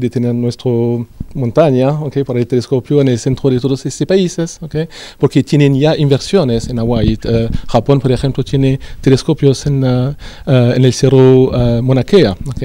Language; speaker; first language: Spanish; non-native, fluent; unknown